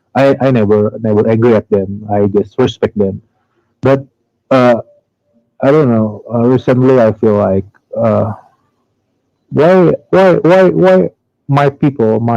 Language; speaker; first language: English; non-native, learner; Indonesian